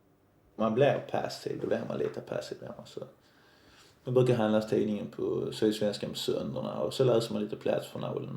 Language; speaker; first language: Swedish; native; Swedish